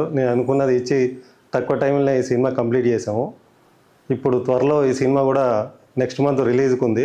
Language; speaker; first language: Telugu; native; Telugu